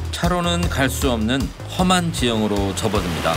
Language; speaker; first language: Korean; native; Korean